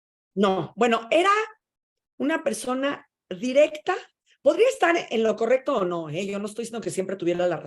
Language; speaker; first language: Spanish; native; Spanish